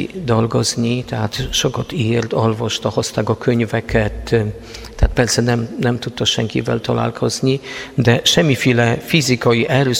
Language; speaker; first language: Hungarian; non-native, fluent; Polish